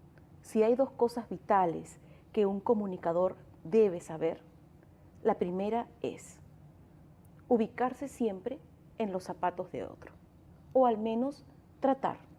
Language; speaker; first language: Spanish; native; Spanish